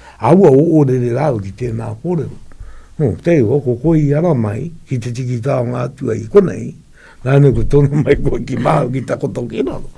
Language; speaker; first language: Māori; native; Māori